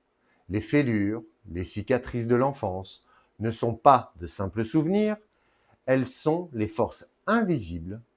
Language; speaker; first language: French; native; French